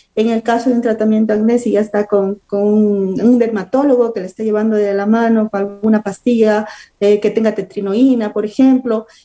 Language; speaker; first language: Spanish; native; Spanish